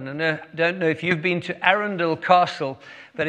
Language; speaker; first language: English; native; English